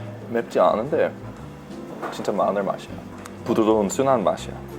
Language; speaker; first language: Korean; non-native, fluent; English